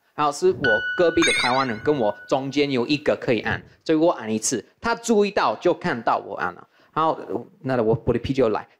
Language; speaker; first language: Chinese; non-native, fluent; English